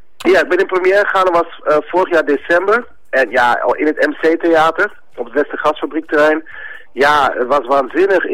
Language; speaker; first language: Dutch; early bilingual, other home language; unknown